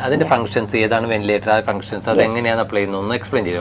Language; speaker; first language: Malayalam; native; Malayalam